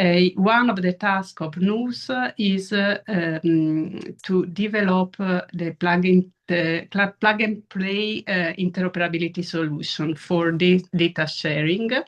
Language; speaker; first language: English; non-native, fluent; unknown